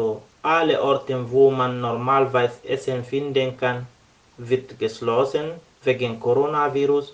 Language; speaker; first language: German; non-native, learner; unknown